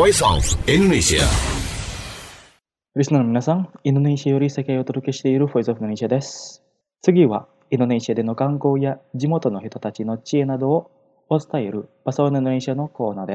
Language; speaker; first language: Japanese; non-native, fluent; Indonesian